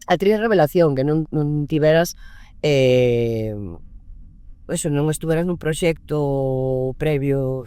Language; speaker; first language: Galician; non-native, local second language; Spanish